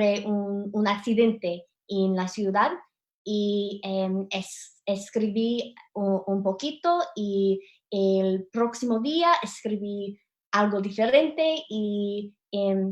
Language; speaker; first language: Spanish; non-native, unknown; English